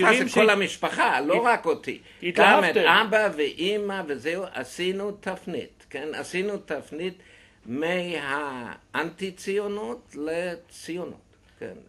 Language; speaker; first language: Hebrew; non-native, fluent; German